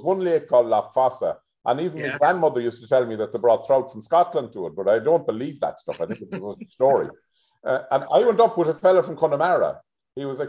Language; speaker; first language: English; native; English